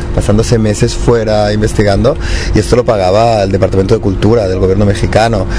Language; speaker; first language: Spanish; native; Spanish